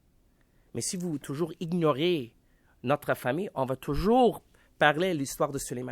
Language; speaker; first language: French; non-native, local second language; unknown